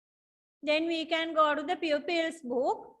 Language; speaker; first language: English; non-native, local second language; Sinhala